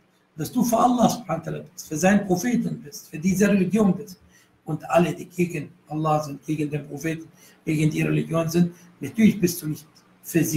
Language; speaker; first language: German; non-native, fluent; Arabic